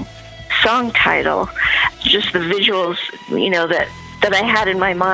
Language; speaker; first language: English; native; English